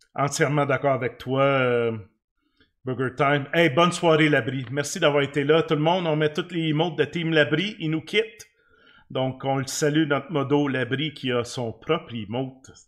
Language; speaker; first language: French; native; French